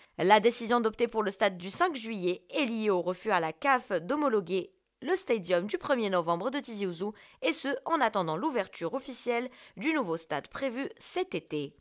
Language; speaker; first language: French; non-native, local second language; Arabic